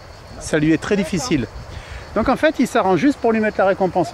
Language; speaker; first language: French; native; French